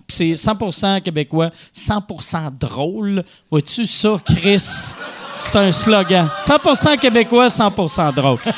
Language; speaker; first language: French; native; French